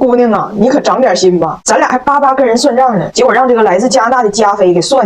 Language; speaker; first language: Chinese; native; Chinese